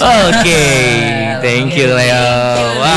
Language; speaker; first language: English; non-native, learner; Indonesian